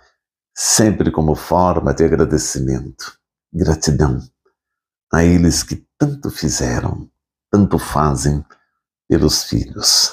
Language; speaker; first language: Portuguese; native; Portuguese